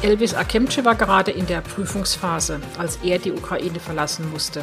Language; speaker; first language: German; native; German